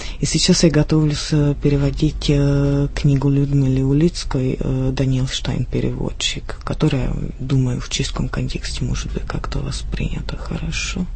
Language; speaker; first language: Russian; non-native, fluent; Czech